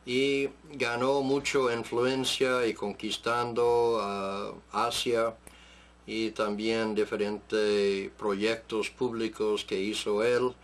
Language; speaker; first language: Spanish; non-native, fluent; English